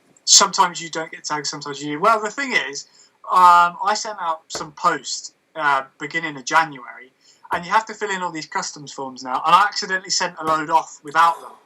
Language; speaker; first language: English; native; English